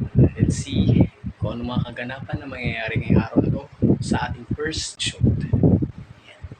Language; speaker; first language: Filipino; non-native, local second language; Bikol